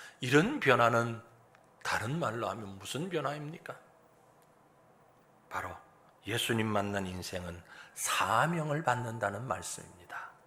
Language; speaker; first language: Korean; native; Korean